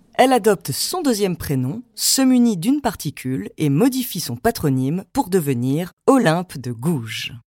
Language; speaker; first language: French; native; French